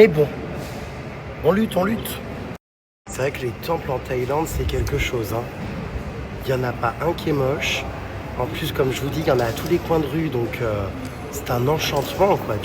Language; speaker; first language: French; native; French